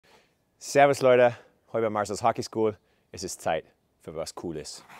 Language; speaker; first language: German; non-native, fluent; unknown